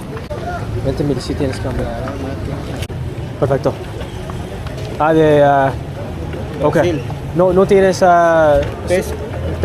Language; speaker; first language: Spanish; non-native, learner; English